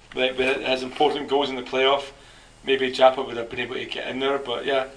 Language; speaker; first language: English; native; English